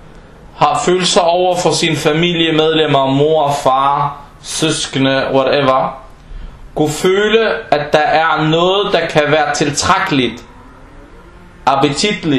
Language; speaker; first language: Danish; non-native, fluent; Arabic